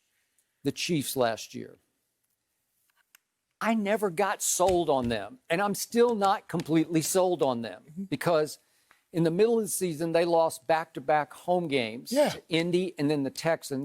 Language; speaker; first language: English; native; English